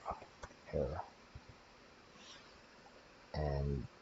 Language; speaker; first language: English; native; English